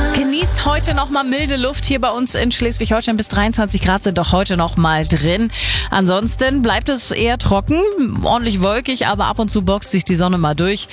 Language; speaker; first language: German; native; German